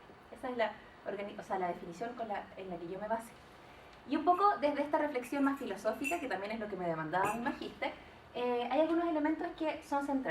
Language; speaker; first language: Spanish; native; Spanish